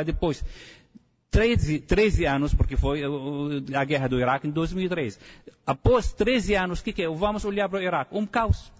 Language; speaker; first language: Portuguese; non-native, fluent; Arabic